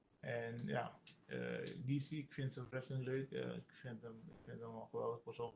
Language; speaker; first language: Dutch; non-native, local second language; Sranan Tongo